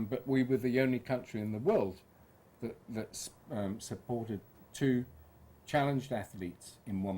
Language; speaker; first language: English; native; English